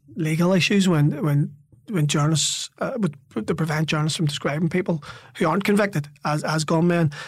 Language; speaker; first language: English; native; English